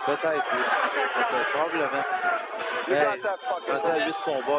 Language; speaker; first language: French; native; French